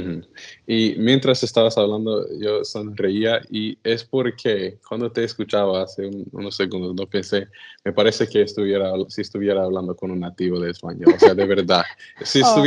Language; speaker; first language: Spanish; non-native, fluent; English